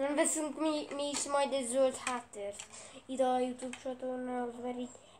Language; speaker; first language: Hungarian; early bilingual, heritage; Hungarian